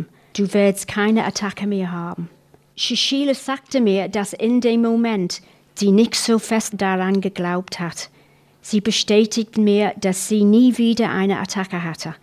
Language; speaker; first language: German; non-native, fluent; English